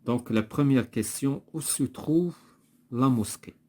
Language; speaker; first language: French; non-native, local second language; Arabic